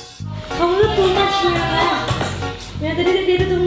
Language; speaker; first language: Indonesian; native; Indonesian